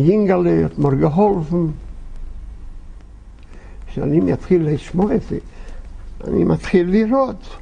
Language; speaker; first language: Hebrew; non-native, fluent; Yiddish